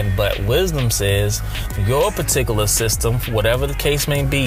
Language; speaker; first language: English; native; English